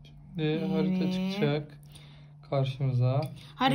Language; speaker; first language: Turkish; native; Turkish